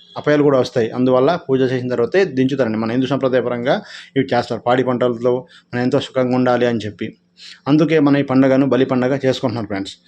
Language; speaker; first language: Telugu; non-native, local second language; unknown